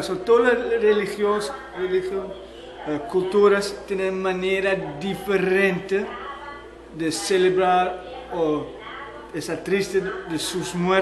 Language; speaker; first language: Spanish; non-native, fluent; Dutch